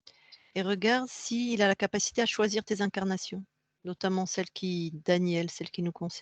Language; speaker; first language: French; native; French